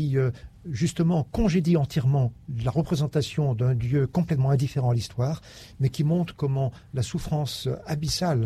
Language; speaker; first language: French; native; French